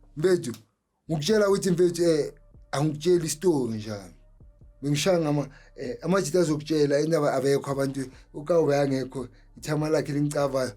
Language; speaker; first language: Zulu; native; Zulu